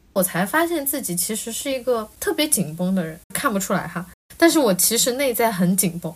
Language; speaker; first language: Chinese; native; Chinese